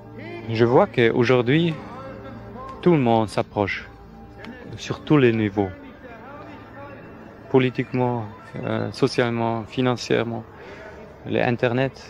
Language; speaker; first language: French; non-native, fluent; German